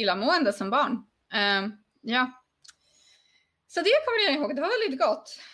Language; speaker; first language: Swedish; non-native, fluent; Polish